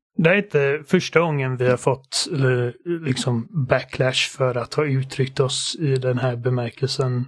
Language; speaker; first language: Swedish; native; Swedish